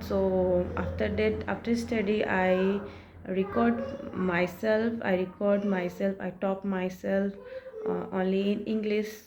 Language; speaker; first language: English; non-native, learner; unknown